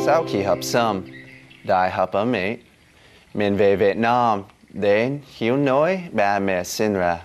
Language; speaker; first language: Vietnamese; early bilingual, heritage; Vietnamese